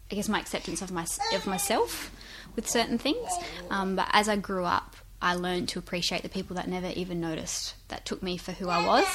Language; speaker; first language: English; native; English